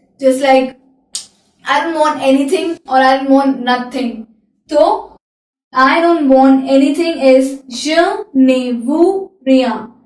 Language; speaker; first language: English; non-native, local second language; Hindi